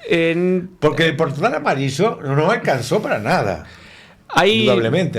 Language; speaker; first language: Spanish; native; Spanish